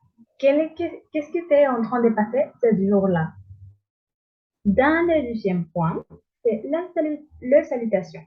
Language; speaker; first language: French; non-native, learner; Spanish